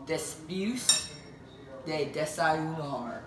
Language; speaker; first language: Spanish; non-native, learner; English